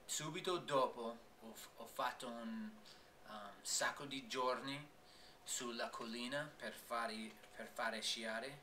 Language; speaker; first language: Italian; non-native, learner; English